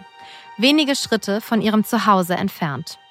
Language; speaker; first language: German; native; German